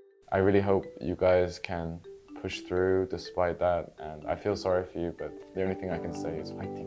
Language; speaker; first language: English; native; English